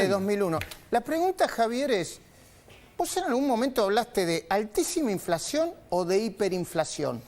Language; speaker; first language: Spanish; native; Spanish